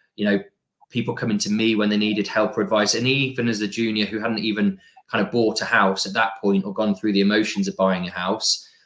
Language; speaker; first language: English; native; English